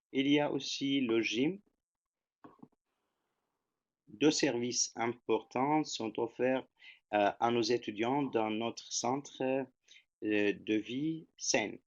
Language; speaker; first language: French; non-native, fluent; Turkish